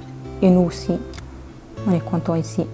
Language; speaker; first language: French; non-native, learner; Kurdish